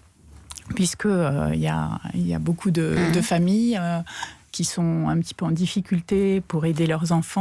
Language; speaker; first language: French; native; French